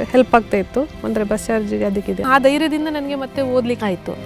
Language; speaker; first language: Kannada; native; Kannada